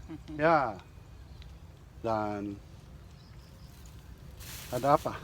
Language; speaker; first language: Indonesian; non-native, learner; English